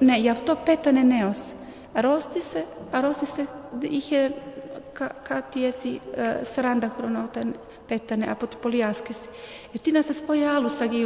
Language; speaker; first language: Greek; non-native, fluent; Serbian